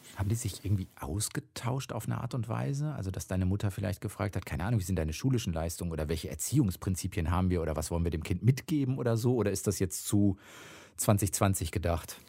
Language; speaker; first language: German; native; German